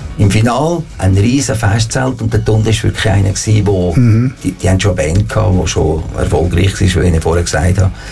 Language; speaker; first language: German; non-native, fluent; Italian